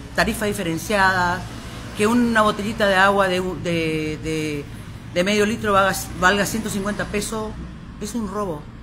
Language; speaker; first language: Spanish; native; Spanish